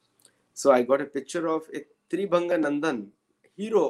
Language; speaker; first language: English; non-native, local second language; Marathi